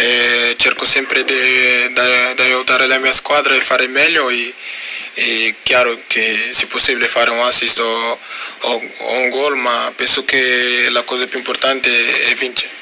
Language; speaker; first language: Italian; non-native, fluent; Portuguese